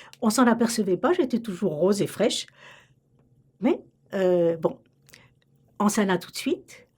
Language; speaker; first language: French; native; French